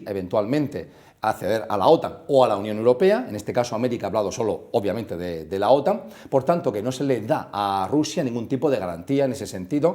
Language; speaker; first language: Spanish; native; Spanish